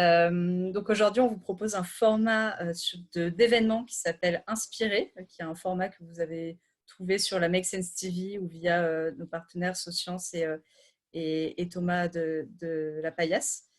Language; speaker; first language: French; native; French